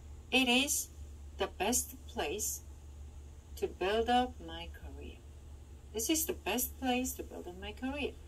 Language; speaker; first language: English; non-native, fluent; Korean